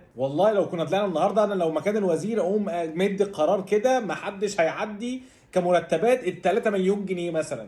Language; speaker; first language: Arabic; native; Arabic